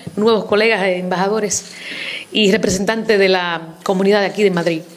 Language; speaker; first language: Spanish; early bilingual, heritage; Spanish